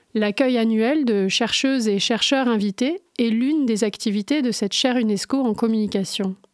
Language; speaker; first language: French; native; French